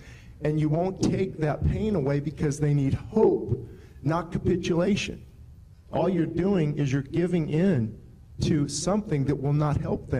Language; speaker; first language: English; native; English